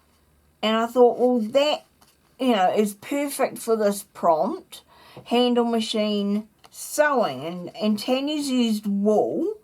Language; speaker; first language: English; native; English